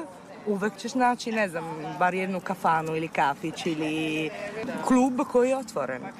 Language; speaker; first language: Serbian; non-native, fluent; Italian